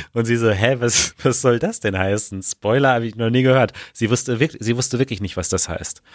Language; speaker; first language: German; native; German